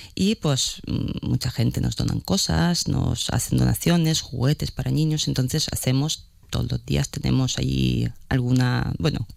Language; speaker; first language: Spanish; non-native, fluent; Ukrainian